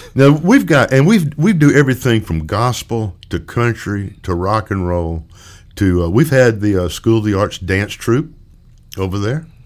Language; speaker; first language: English; native; English